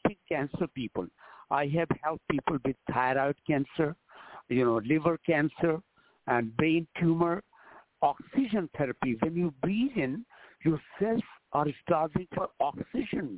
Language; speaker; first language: English; non-native, local second language; Hindi